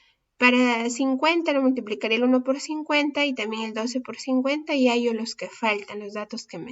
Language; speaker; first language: Spanish; native; Spanish